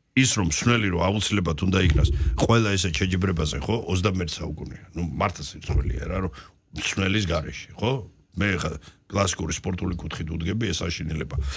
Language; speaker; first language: Georgian; native; Georgian